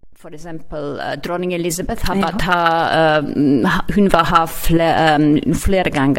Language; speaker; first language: Norwegian; non-native, learner; English